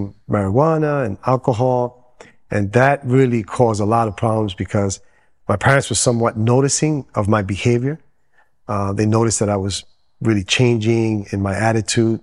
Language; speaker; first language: English; non-native, local second language; Spanish